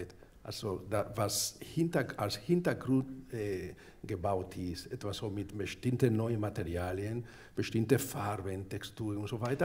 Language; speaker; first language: German; non-native, fluent; Spanish